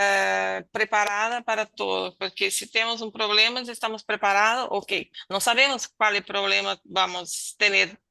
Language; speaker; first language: Spanish; non-native, learner; Portuguese